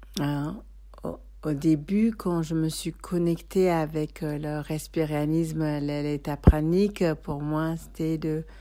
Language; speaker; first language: French; non-native, fluent; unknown